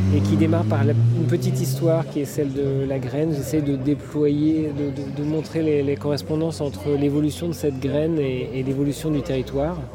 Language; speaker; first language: French; native; French